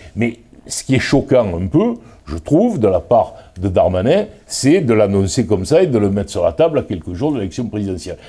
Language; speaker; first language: French; native; French